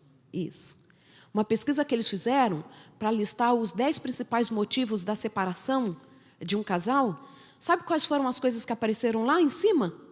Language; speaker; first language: Portuguese; native; Portuguese